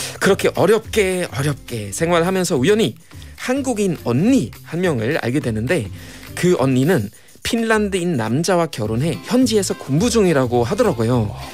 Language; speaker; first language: Korean; non-native, fluent; German